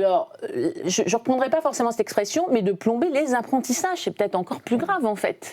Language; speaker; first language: French; native; French